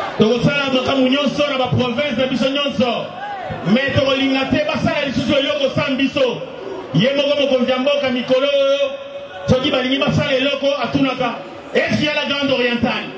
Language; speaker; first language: Lingala; native; Lingala